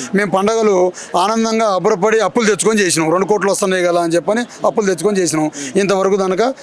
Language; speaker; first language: Telugu; non-native, local second language; Lambadi